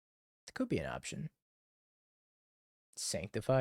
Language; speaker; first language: English; native; English